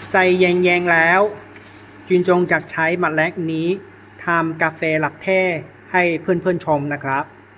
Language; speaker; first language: Thai; non-native, learner; Chinese